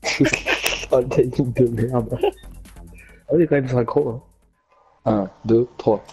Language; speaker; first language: French; native; French